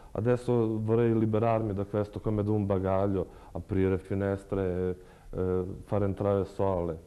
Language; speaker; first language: Italian; non-native, fluent; Serbian